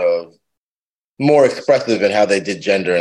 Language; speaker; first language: English; native; English